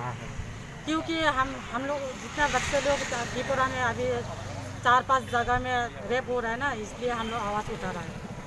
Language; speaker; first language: Hindi; non-native, local second language; Kok Borok